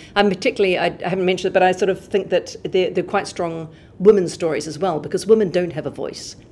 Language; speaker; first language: English; native; English